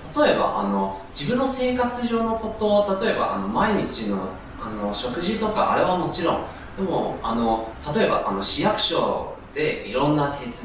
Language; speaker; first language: Japanese; non-native, fluent; Cantonese